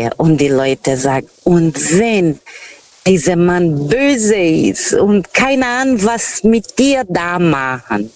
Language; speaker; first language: German; non-native, fluent; Portuguese